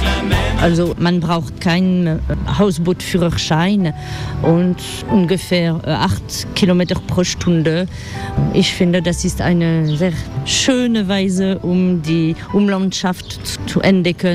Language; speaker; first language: German; non-native, fluent; French